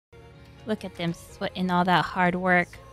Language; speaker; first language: English; native; English